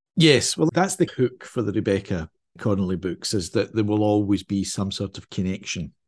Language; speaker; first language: English; native; English